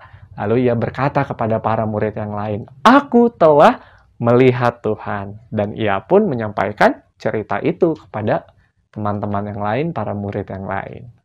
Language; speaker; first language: Indonesian; native; Indonesian